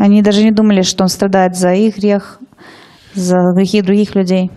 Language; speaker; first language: Russian; native; Russian